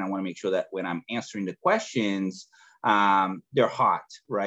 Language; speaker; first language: English; non-native, fluent; Portuguese